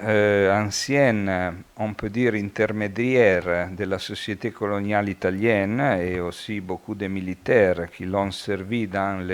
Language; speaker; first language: French; non-native, fluent; Italian